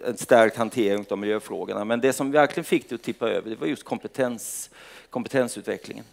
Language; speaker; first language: Swedish; native; Swedish